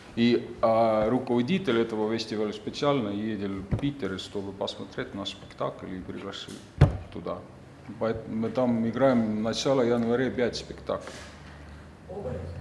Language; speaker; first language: Russian; non-native, fluent; Estonian